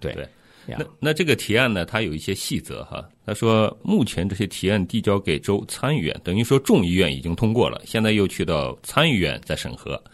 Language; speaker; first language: Chinese; native; Chinese